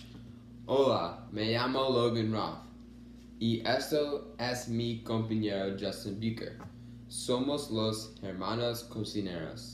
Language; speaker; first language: Spanish; non-native, learner; English